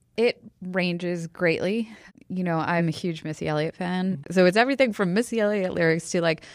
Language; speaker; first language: English; native; English